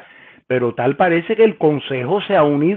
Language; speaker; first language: Spanish; native; Spanish